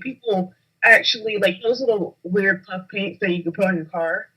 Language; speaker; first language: English; native; English